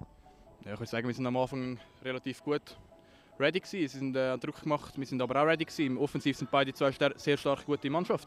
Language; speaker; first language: German; native; German